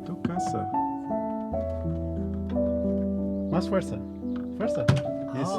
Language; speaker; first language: Spanish; non-native, learner; Portuguese